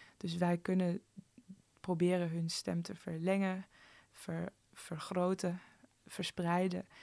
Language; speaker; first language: Dutch; early bilingual, other home language; Persian